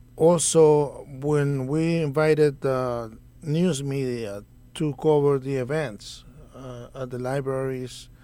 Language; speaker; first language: English; non-native, fluent; Spanish